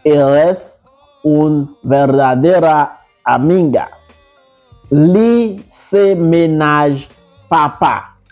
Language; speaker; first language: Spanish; non-native, fluent; Haitian Creole